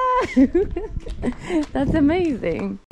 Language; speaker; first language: English; non-native, learner; Polish